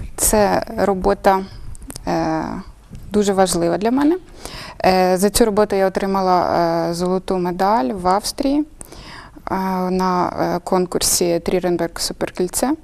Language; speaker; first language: Ukrainian; native; Ukrainian